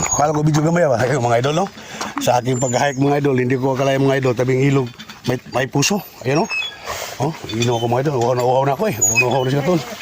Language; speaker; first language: Filipino; non-native, local second language; Cebuano